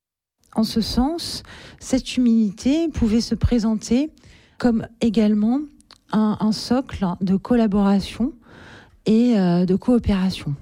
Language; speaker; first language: French; native; French